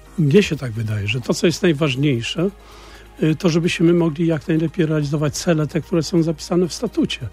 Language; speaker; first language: Polish; native; Polish